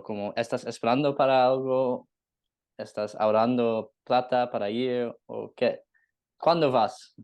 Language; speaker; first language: Spanish; non-native, learner; English